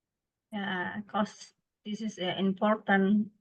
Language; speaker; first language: English; non-native, learner; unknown